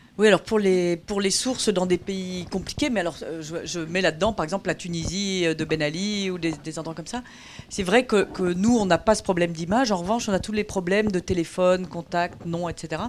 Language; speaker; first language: French; native; French